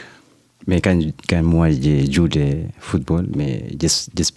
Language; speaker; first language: French; non-native, learner; Arabic